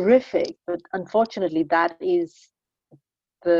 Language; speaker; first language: English; non-native, local second language; Hindi